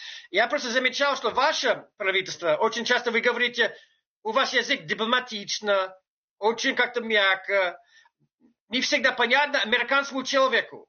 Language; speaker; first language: Russian; non-native, fluent; English